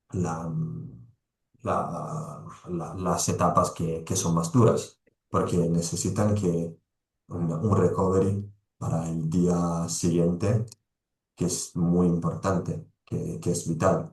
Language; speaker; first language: Spanish; non-native, fluent; Italian